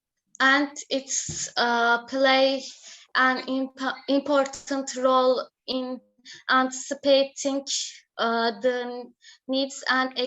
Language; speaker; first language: English; non-native, learner; Turkish